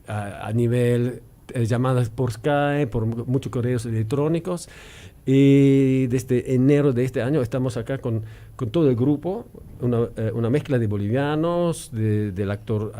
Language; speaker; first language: Spanish; non-native, fluent; German